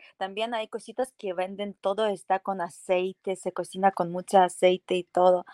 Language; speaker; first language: Spanish; non-native, fluent; Ukrainian